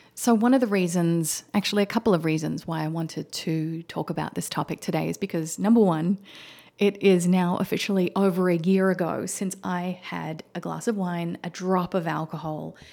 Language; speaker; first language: English; native; English